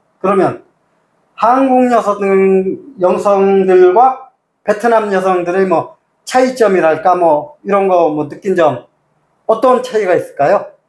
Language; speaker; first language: Korean; native; Korean